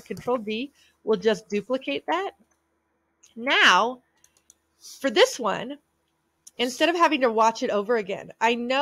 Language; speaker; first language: English; native; English